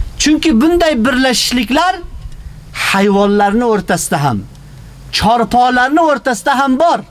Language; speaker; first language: Uzbek; native; Uzbek